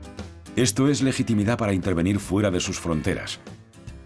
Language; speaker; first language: Spanish; native; Spanish